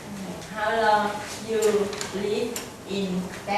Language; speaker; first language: English; non-native, learner; Thai